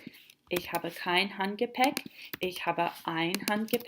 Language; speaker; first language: German; non-native, fluent; English